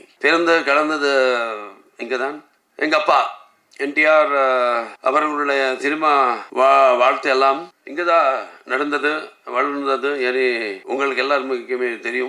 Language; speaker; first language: Tamil; non-native, local second language; Telugu